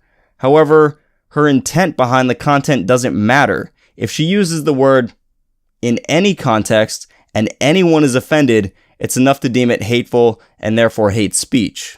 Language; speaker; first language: English; native; English